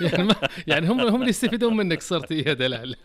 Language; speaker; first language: Arabic; native; Arabic